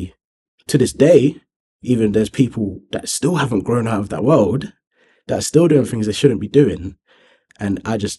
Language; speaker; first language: English; native; English